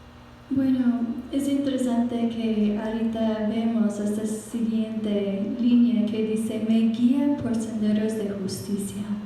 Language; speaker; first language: Spanish; non-native, fluent; English